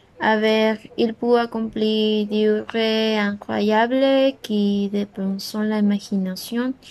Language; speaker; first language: French; non-native, learner; Spanish